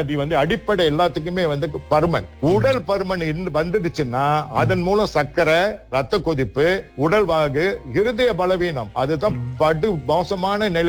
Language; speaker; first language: Tamil; early bilingual, heritage; Tamil